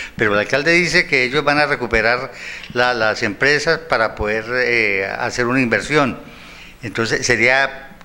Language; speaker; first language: Spanish; native; Spanish